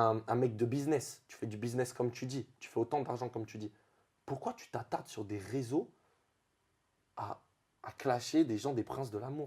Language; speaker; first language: French; native; French